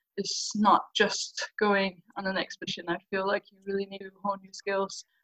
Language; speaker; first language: English; non-native, fluent; Faroese